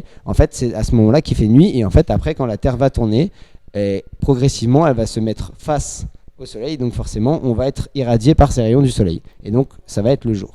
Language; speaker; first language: French; native; French